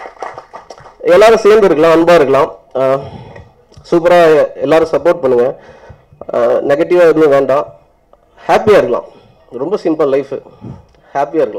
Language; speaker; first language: Tamil; native; Tamil